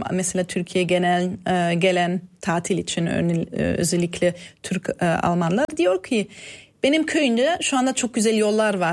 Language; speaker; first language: Turkish; non-native, fluent; German